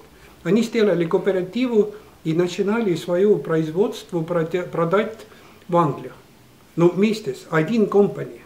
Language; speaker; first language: Russian; non-native, local second language; Estonian